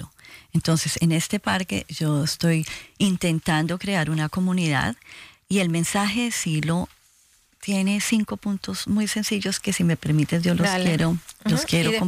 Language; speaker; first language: Spanish; native; Spanish